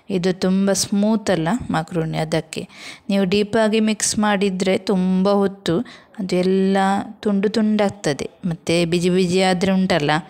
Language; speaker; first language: Kannada; non-native, local second language; Konkani